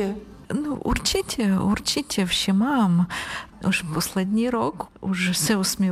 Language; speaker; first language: Czech; non-native, learner; Ukrainian